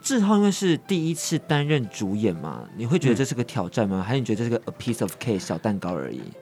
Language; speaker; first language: Chinese; native; Chinese